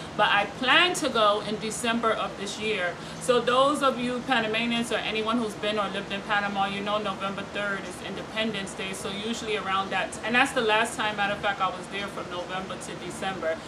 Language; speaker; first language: English; early bilingual, other home language; Spanish